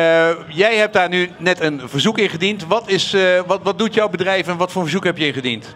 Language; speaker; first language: Dutch; native; Dutch